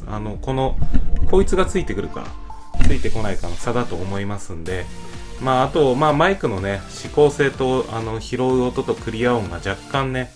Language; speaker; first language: Japanese; native; Japanese